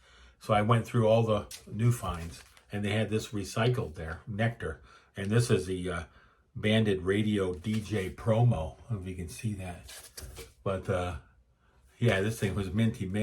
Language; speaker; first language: English; native; English